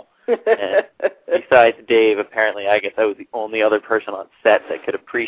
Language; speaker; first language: English; native; English